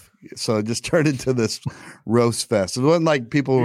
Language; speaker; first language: English; native; English